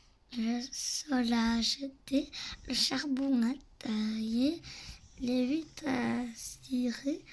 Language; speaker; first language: French; native; French